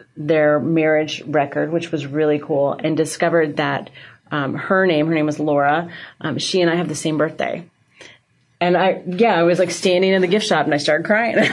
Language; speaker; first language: English; native; English